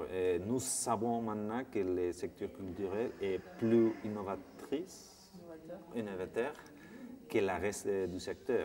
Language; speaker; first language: French; non-native, fluent; Spanish